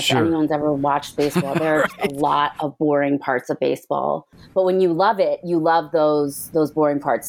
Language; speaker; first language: English; native; English